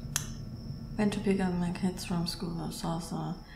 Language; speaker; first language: English; non-native, learner; German